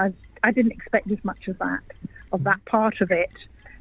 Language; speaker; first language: English; native; English